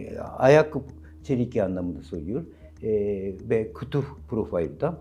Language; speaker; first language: Turkish; non-native, fluent; Japanese